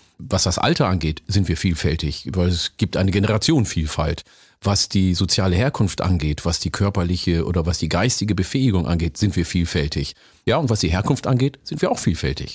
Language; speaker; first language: German; early bilingual, other home language; Oromo